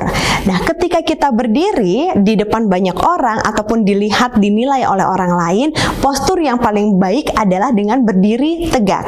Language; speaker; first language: Indonesian; native; Indonesian